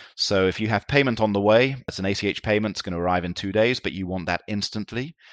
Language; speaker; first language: English; native; English